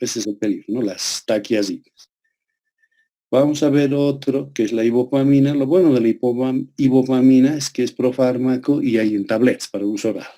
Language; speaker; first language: Spanish; native; Spanish